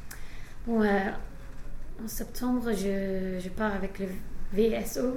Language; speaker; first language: French; non-native, fluent; English